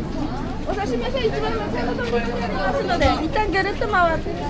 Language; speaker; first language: Japanese; native; Japanese